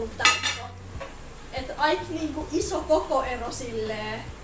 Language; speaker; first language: Finnish; native; Finnish